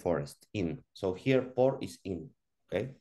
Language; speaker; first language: English; non-native, learner; Spanish